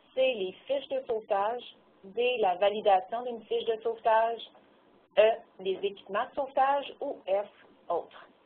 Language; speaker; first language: French; native; French